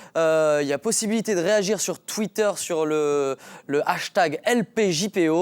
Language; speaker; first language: French; native; French